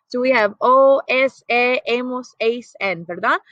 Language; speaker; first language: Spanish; non-native, fluent; English